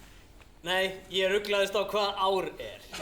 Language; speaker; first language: Icelandic; non-native, fluent; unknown